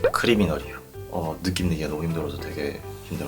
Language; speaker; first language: Korean; native; Korean